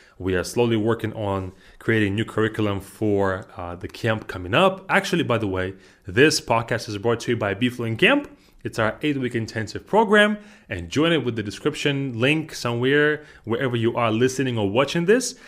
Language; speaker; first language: English; non-native, fluent; Russian